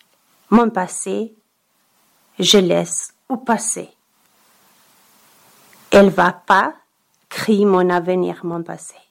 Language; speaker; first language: French; non-native, learner; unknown